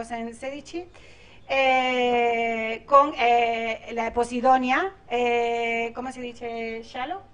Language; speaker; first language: Italian; non-native, learner; Spanish